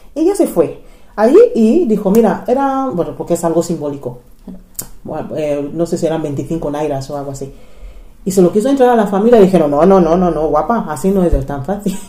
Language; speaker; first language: Spanish; non-native, fluent; English